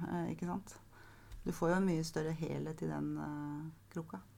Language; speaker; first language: Norwegian; native; Norwegian